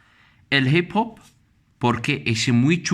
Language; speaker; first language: Spanish; non-native, fluent; Arabic